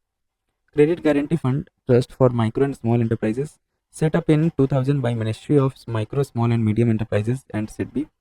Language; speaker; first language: English; non-native, local second language; Hindi